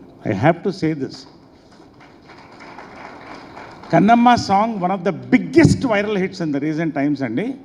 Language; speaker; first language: Telugu; native; Telugu